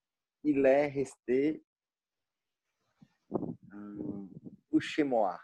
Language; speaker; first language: French; non-native, learner; Portuguese